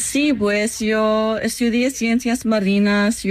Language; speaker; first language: Spanish; non-native, learner; English